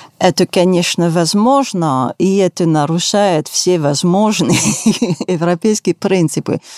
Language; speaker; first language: Russian; non-native, fluent; French